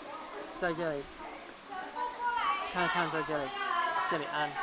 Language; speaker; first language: Chinese; non-native, learner; English